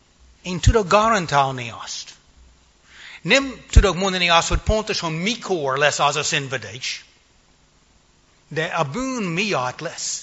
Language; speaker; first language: Hungarian; non-native, fluent; English